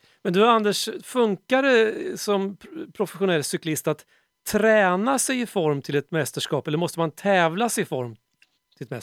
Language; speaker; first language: Swedish; native; Swedish